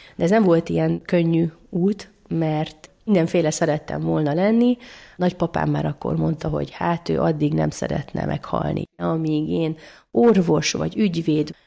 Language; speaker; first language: Hungarian; native; Hungarian